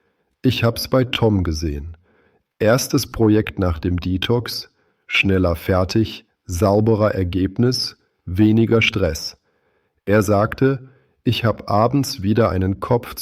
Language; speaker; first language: German; native; German